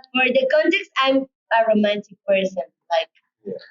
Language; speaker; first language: English; non-native, learner; Spanish